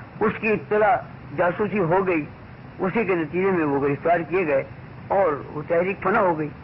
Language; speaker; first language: Urdu; native; Urdu